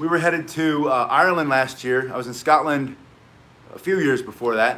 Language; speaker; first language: English; native; English